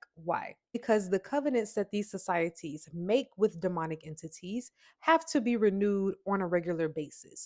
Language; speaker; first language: English; native; English